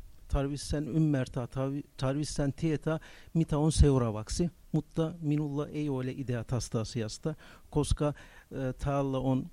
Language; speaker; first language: Finnish; non-native, learner; Turkish